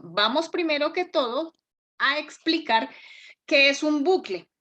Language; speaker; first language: Spanish; native; Spanish